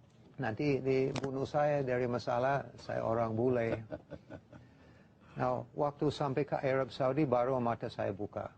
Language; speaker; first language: Indonesian; non-native, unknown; English